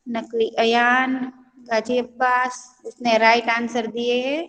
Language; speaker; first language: Hindi; non-native, local second language; Gujarati